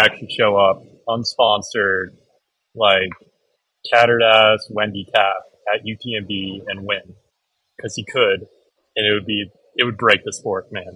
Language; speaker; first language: English; native; English